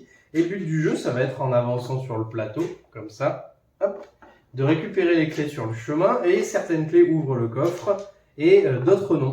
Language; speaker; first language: French; native; French